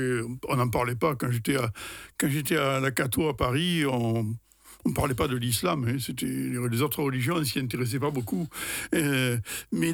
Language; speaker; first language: French; native; French